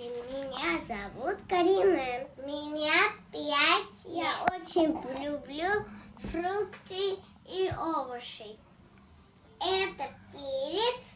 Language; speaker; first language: Russian; non-native, learner; Armenian